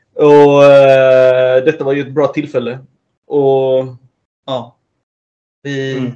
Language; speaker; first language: Swedish; early bilingual, other home language; Spanish